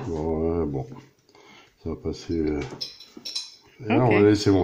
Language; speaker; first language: French; native; French